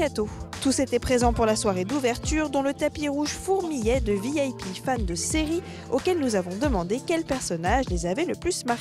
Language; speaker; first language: French; native; French